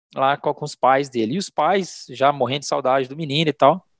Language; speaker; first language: Portuguese; native; Portuguese